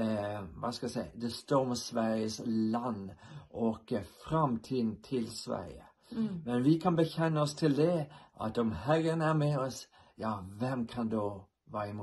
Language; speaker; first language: Swedish; non-native, fluent; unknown